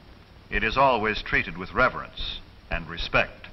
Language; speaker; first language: English; native; English